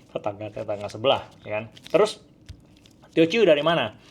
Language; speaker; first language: Indonesian; non-native, local second language; Min Nan Chinese